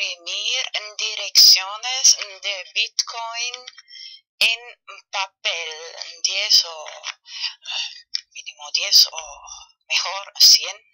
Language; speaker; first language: Spanish; non-native, fluent; German